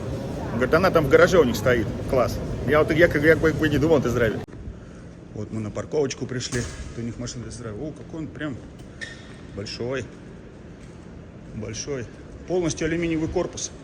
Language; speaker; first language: Russian; native; Russian